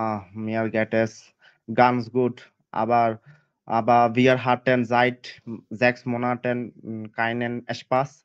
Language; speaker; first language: German; non-native, learner; Bangla